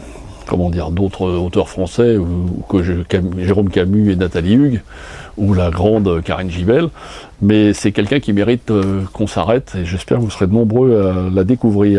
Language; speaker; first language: French; native; French